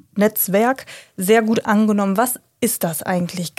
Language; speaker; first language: German; native; German